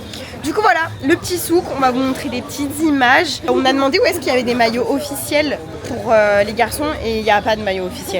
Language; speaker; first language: French; native; French